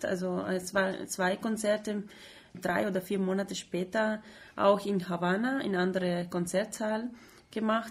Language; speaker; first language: German; non-native, fluent; Spanish